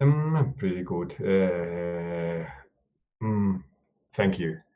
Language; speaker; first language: English; non-native, learner; Spanish